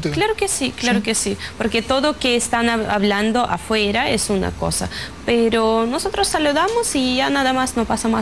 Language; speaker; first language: Spanish; non-native, fluent; Russian